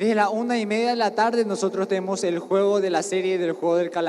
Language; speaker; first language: Spanish; native; Spanish